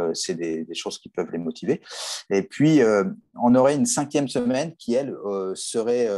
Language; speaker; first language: French; native; French